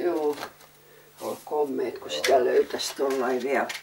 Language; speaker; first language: Finnish; native; Finnish